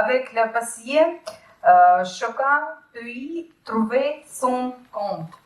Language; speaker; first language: French; non-native, learner; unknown